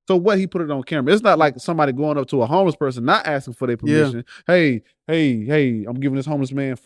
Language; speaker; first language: English; native; English